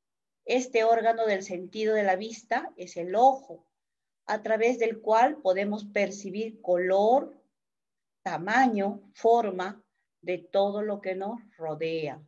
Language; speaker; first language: Spanish; native; Spanish